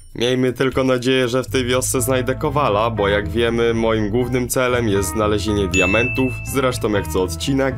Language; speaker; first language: Polish; native; Polish